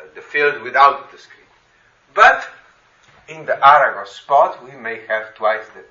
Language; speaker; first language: English; non-native, fluent; Slovenian